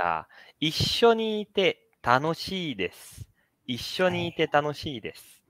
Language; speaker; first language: Japanese; non-native, fluent; Portuguese